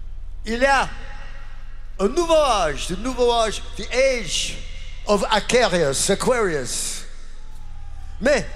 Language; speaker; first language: French; non-native, learner; English